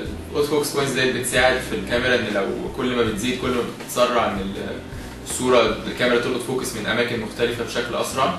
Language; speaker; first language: Arabic; native; Arabic